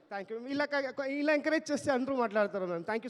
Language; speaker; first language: Telugu; non-native, learner; Kannada